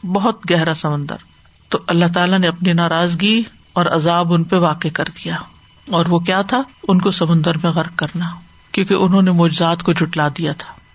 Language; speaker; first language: Urdu; native; Urdu